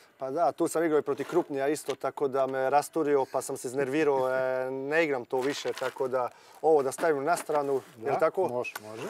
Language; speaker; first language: Croatian; early bilingual, heritage; Serbian